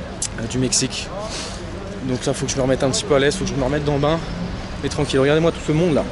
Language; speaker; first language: French; native; French